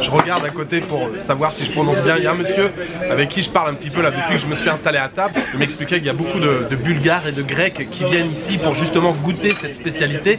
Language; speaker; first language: French; native; French